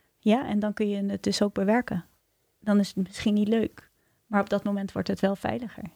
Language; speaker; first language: Dutch; native; Dutch